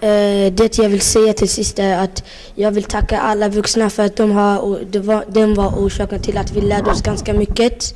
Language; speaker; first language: Swedish; early bilingual, other home language; Somali